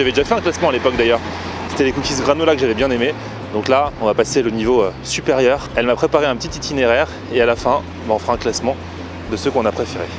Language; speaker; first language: French; native; French